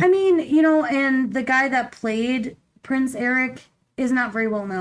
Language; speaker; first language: English; native; English